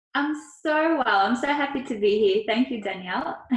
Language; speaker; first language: English; early bilingual, other home language; Ukrainian